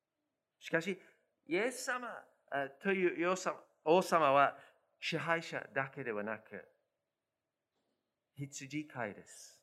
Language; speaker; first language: Japanese; non-native, fluent; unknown